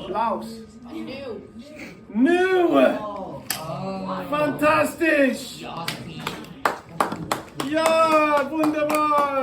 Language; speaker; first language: German; non-native, fluent; English